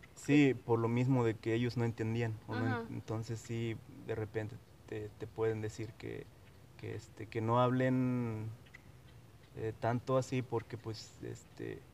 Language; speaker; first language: Spanish; non-native, local second language; Nahuatl languages